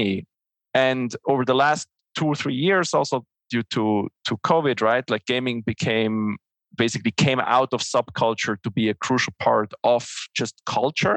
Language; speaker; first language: English; non-native, fluent; Swiss German